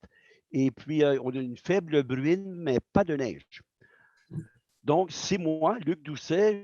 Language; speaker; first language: French; native; French